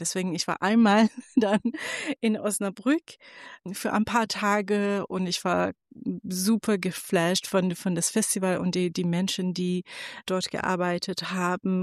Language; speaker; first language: German; non-native, fluent; Persian